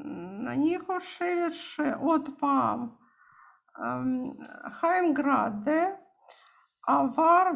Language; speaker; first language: Hebrew; non-native, fluent; Russian